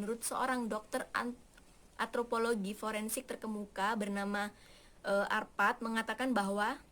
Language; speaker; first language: Indonesian; native; Indonesian